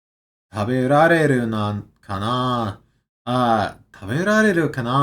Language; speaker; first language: Japanese; non-native, learner; English